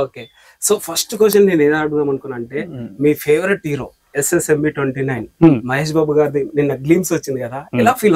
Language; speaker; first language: Telugu; native; Telugu